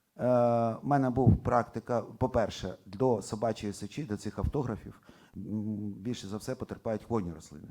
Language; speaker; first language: Ukrainian; non-native, local second language; Russian